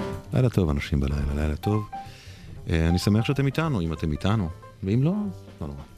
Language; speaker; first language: Hebrew; native; Hebrew